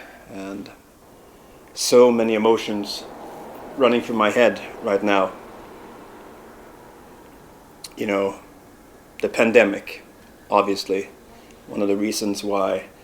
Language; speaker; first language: English; non-native, fluent; Swedish